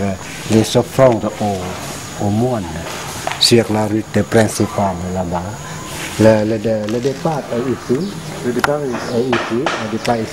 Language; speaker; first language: French; non-native, fluent; Lao